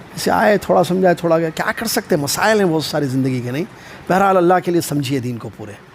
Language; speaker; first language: Urdu; native; Urdu